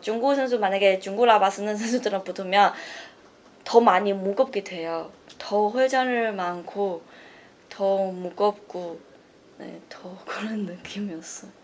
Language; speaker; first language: Korean; non-native, learner; Chinese